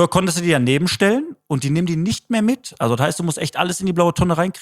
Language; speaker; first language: German; native; German